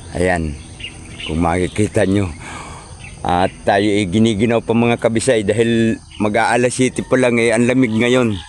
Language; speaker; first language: Filipino; non-native, local second language; Cebuano